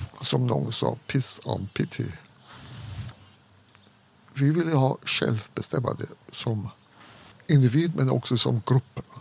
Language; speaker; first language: Swedish; non-native, fluent; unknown